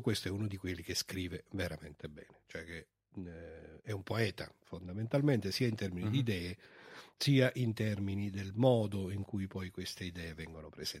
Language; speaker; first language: Italian; native; Italian